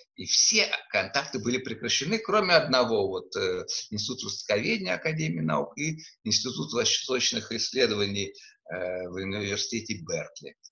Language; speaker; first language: Russian; native; Russian